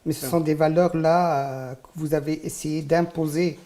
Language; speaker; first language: French; non-native, local second language; Arabic